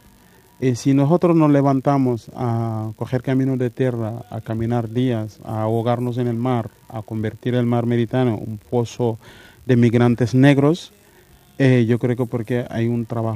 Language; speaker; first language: Spanish; non-native, fluent; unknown